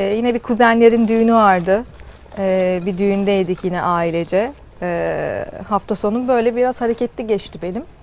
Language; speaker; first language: Turkish; native; Turkish